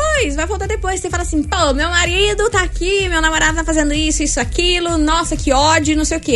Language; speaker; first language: Portuguese; native; Portuguese